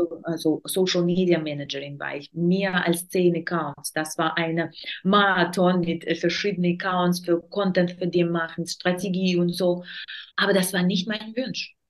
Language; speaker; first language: German; non-native, learner; Russian